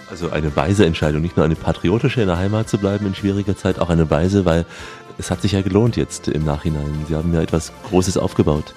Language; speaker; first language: German; native; German